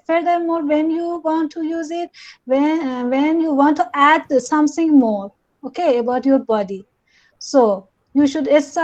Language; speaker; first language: English; non-native, learner; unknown